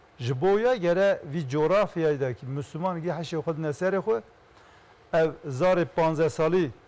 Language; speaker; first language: Kurdish; non-native, local second language; Turkish